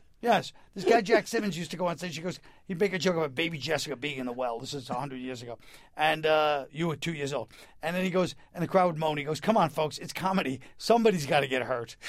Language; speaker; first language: English; native; English